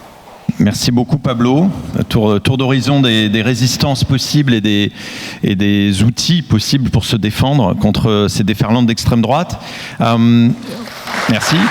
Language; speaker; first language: French; native; French